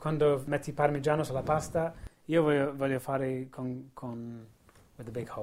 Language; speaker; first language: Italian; non-native, fluent; English